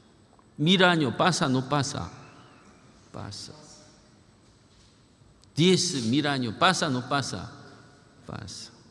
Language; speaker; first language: Spanish; non-native, learner; Korean